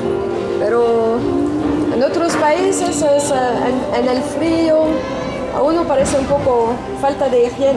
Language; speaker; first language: Spanish; non-native, learner; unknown